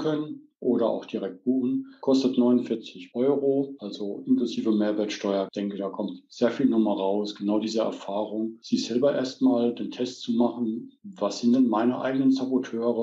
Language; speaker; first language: German; native; German